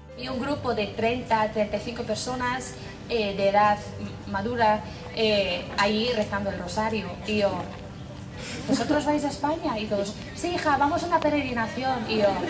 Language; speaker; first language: Spanish; non-native, fluent; English